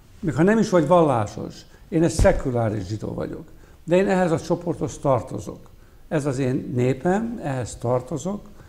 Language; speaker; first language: Hungarian; early bilingual, heritage; Hungarian